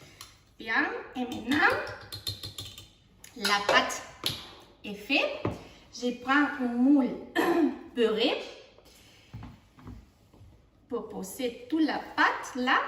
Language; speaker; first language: French; non-native, fluent; Spanish